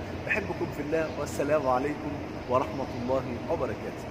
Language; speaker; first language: Arabic; native; Arabic